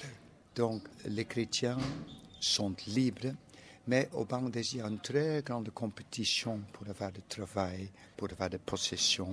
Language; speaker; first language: French; non-native, fluent; Dutch